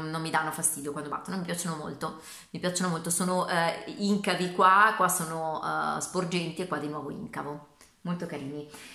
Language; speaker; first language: Italian; native; Italian